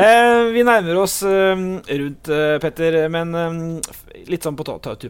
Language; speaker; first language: Norwegian; native; Norwegian